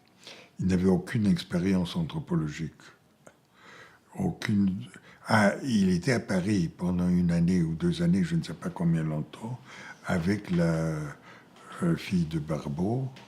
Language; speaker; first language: French; non-native, fluent; Bulgarian